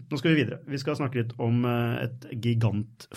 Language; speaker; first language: Norwegian; native; Norwegian